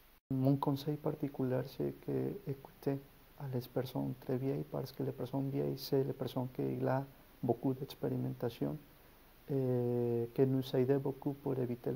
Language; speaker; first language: French; non-native, learner; Spanish